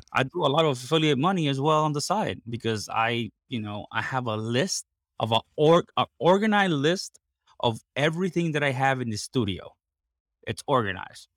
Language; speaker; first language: English; non-native, fluent; Spanish